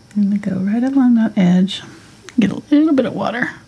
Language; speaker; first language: English; native; English